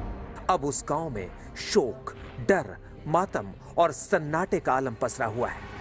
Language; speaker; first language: Hindi; native; Hindi